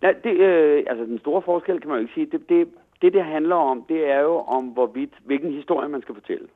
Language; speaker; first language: Danish; native; Danish